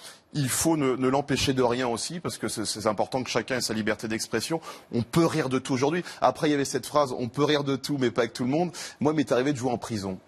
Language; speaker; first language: French; native; French